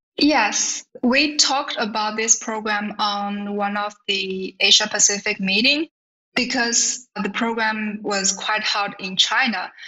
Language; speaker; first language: English; non-native, fluent; Chinese